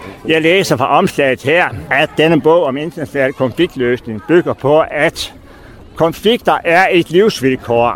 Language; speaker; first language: Danish; native; Danish